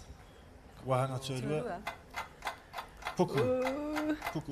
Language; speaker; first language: Māori; non-native, learner; English